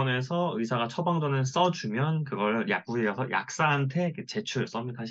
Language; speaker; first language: Korean; native; Korean